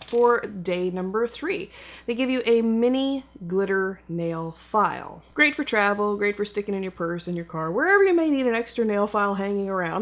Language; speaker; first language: English; native; English